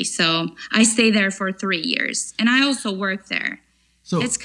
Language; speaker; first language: English; non-native, fluent; Turkish